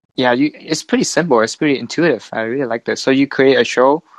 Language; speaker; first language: English; non-native, fluent; Vietnamese